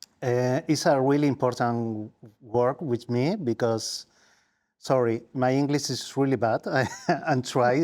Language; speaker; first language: English; non-native, learner; Spanish